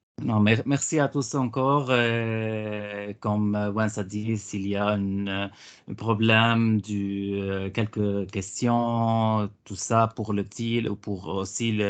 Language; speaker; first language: French; non-native, fluent; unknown